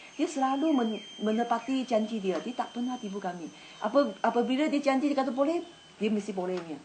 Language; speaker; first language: Malay; non-native, local second language; Chinese